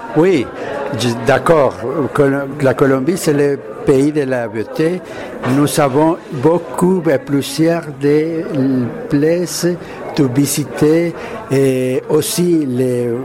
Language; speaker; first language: French; non-native, learner; Spanish